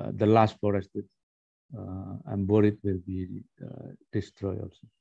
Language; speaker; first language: English; non-native, fluent; Indonesian